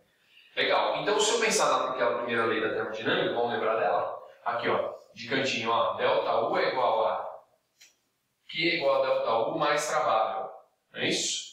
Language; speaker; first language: Portuguese; native; Portuguese